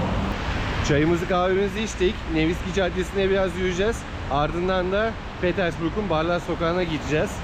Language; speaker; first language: Turkish; native; Turkish